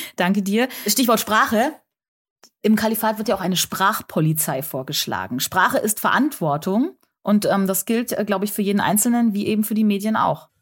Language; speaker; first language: German; native; German